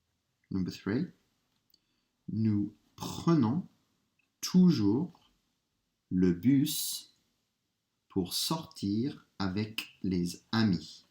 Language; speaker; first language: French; non-native, fluent; English